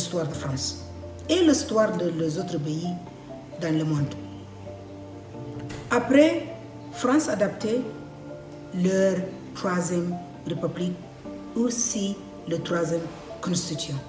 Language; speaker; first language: French; non-native, learner; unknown